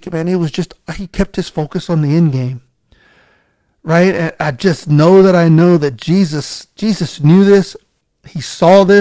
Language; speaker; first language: English; native; English